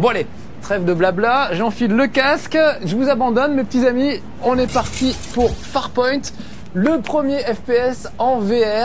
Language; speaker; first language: French; native; French